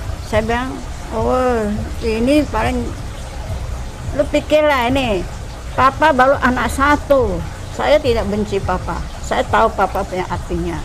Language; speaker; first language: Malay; non-native, local second language; Min Nan Chinese